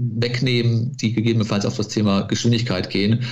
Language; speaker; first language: German; native; German